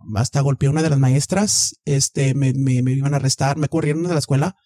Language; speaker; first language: Spanish; early bilingual, heritage; Spanish